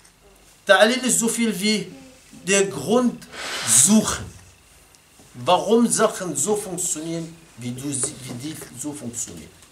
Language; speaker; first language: German; non-native, fluent; Arabic